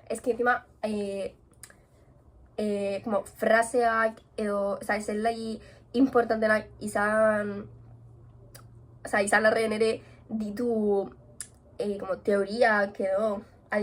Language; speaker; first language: Basque; non-native, local second language; Spanish